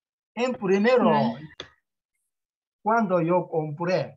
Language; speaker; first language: Spanish; non-native, learner; Korean